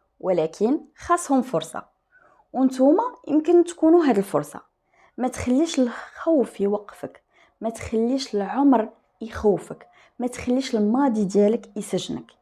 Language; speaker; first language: Arabic; native; Arabic